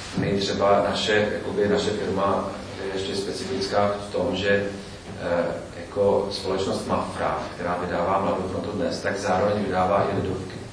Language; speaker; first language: Czech; native; Czech